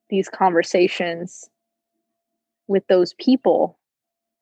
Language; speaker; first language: English; native; English